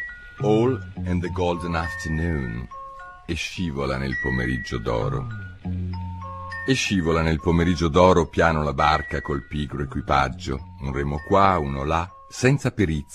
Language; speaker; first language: Italian; native; Italian